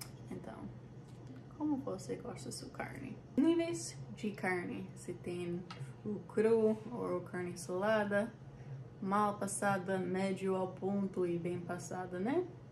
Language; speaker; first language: Portuguese; non-native, fluent; English